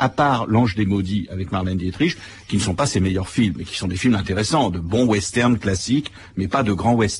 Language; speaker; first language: French; native; French